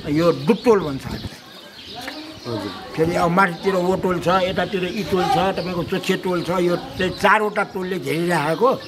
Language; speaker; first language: Nepali; non-native, local second language; Newari